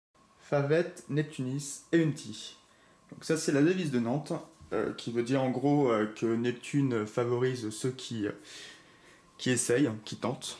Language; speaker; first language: French; native; French